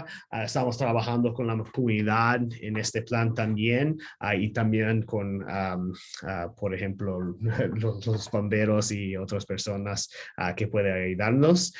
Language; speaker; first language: Spanish; non-native, learner; English